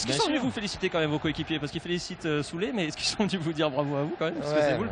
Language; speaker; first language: French; native; French